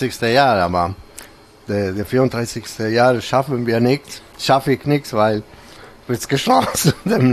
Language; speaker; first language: German; non-native, fluent; Italian